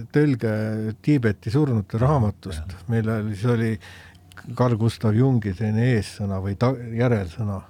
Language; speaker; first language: Estonian; native; Estonian